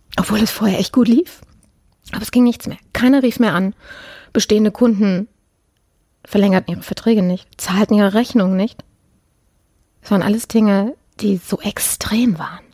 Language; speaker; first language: German; early bilingual, other home language; Polish